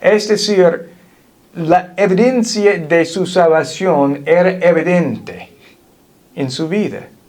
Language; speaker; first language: Spanish; non-native, fluent; English